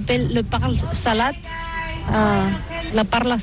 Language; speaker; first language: French; non-native, learner; Catalan